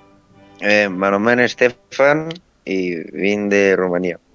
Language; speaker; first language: Catalan; early bilingual, other home language; Romanian